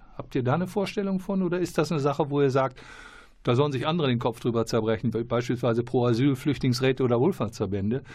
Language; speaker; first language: German; native; German